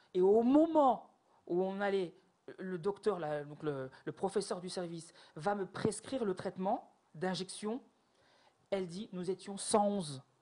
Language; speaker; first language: French; native; French